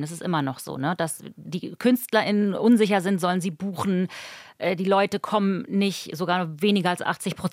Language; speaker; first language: German; native; German